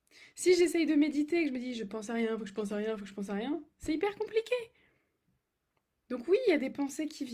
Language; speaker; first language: French; native; French